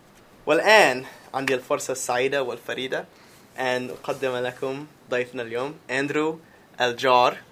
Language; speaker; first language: Arabic; non-native, fluent; English